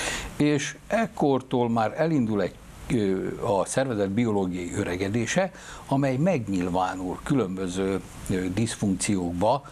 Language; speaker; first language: Hungarian; native; Hungarian